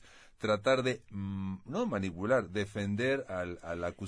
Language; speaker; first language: Spanish; native; Spanish